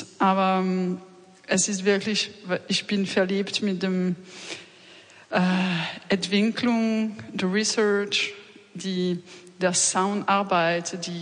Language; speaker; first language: German; non-native, learner; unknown